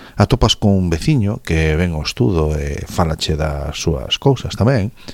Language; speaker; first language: Galician; non-native, local second language; Spanish